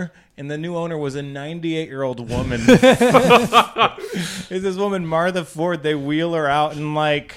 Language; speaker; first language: English; native; English